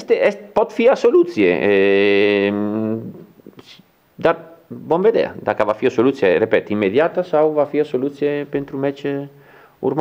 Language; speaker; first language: Romanian; non-native, learner; Italian